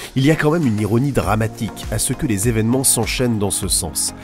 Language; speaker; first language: French; native; French